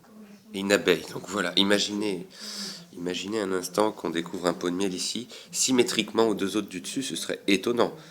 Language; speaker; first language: French; native; French